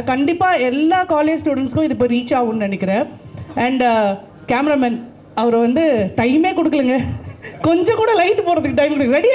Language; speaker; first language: Tamil; native; Tamil